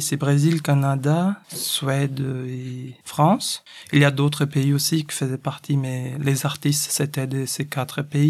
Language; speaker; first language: French; non-native, fluent; Portuguese